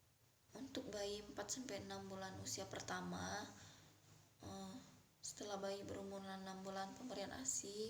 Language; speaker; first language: Indonesian; native; Indonesian